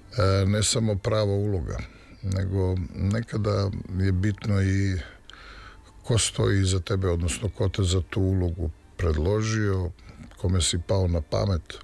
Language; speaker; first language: Serbian; native; Serbian